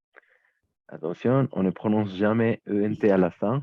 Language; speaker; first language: French; native; French